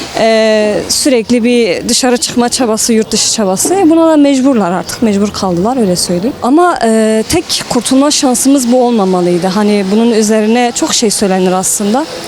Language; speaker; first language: Turkish; non-native, local second language; Kurdish